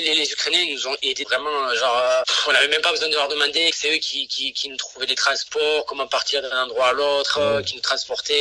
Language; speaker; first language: French; native; French